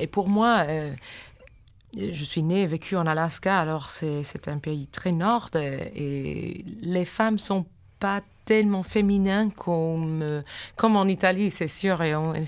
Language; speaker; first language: French; non-native, fluent; English